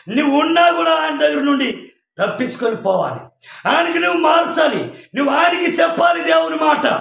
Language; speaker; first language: Telugu; non-native, local second language; Koya